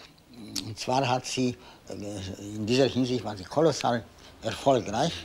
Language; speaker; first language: German; non-native, fluent; Polish